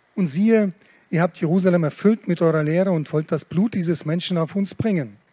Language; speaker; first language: German; early bilingual, other home language; Russian